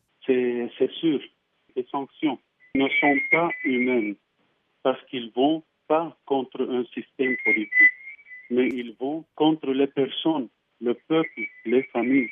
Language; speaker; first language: French; non-native, fluent; Arabic